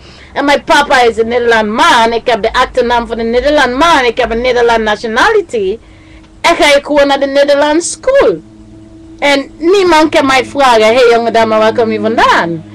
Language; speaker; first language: Dutch; non-native, learner; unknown